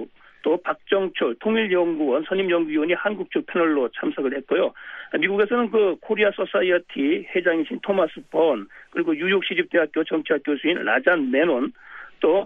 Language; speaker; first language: Korean; native; Korean